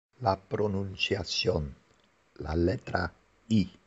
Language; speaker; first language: Spanish; non-native, fluent; Dutch